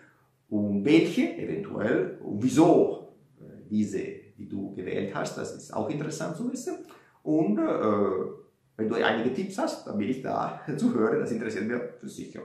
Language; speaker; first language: German; non-native, fluent; Italian